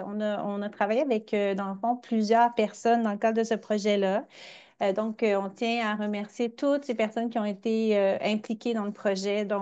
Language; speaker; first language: French; native; French